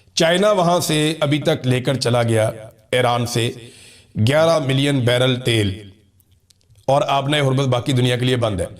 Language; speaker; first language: Urdu; non-native, local second language; Punjabi